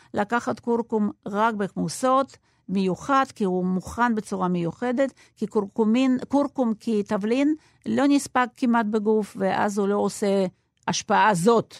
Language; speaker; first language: Hebrew; non-native, fluent; Russian